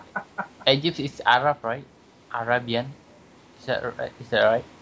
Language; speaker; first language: English; non-native, learner; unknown